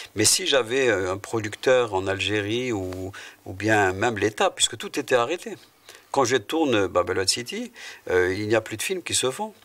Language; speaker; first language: French; non-native, local second language; Arabic